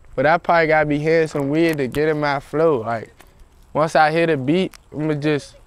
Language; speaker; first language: English; native; English